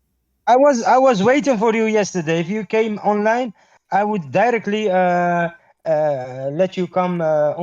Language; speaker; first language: English; non-native, learner; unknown